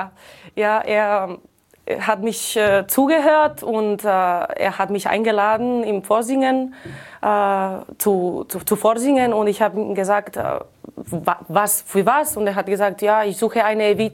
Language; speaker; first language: German; non-native, fluent; Catalan